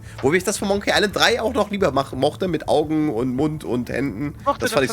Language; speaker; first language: German; native; German